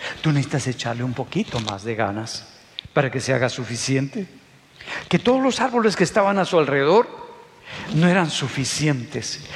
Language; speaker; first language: Spanish; native; Spanish